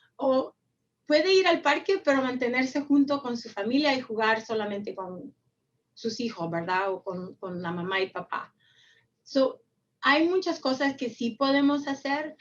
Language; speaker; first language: Spanish; early bilingual, heritage; Spanish